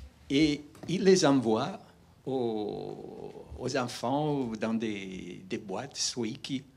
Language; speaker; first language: French; non-native, fluent; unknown